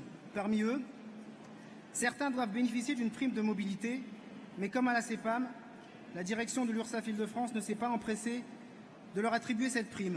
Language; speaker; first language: French; native; French